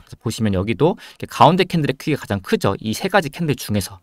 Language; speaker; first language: Korean; native; Korean